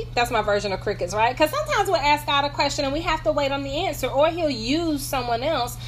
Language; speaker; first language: English; native; English